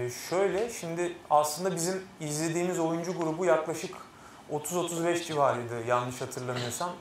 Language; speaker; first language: Turkish; native; Turkish